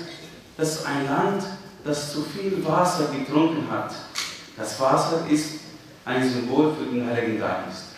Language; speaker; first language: German; non-native, fluent; Arabic